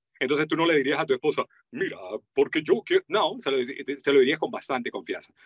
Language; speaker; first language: Spanish; native; Spanish